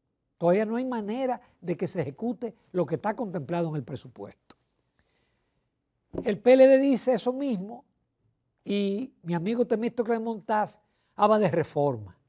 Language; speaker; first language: Spanish; native; Spanish